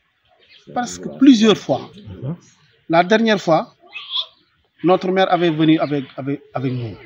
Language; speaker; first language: French; non-native, learner; Wolof